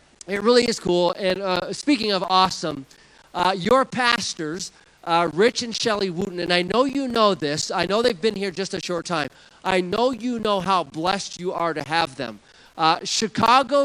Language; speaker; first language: English; native; English